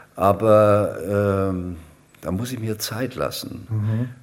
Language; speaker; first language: German; native; German